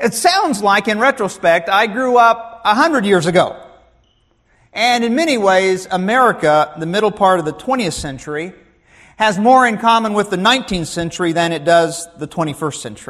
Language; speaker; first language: English; native; English